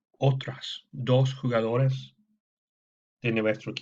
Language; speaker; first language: Spanish; non-native, fluent; English